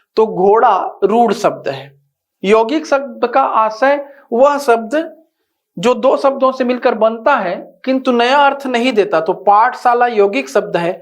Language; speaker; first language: Hindi; native; Hindi